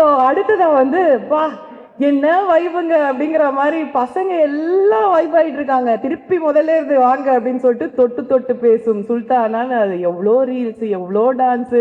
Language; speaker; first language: Tamil; native; Tamil